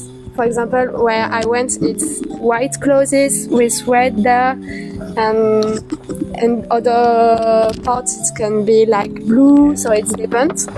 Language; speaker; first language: English; non-native, fluent; French